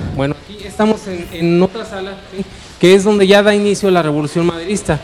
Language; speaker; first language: Spanish; native; Spanish